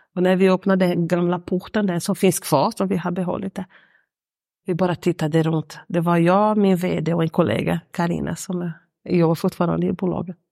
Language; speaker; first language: Swedish; non-native, fluent; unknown